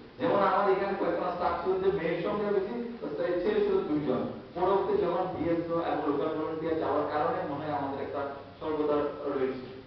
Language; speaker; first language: Bangla; non-native, local second language; Marma